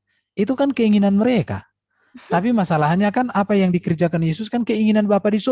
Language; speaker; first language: Indonesian; native; Indonesian